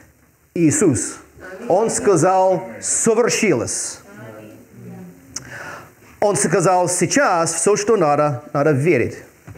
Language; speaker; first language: Russian; non-native, fluent; English